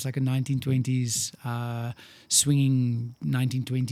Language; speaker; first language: English; non-native, local second language; Afrikaans